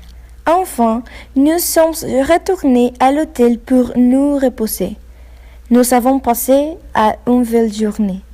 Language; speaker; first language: French; non-native, learner; Spanish